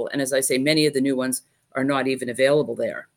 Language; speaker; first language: English; native; English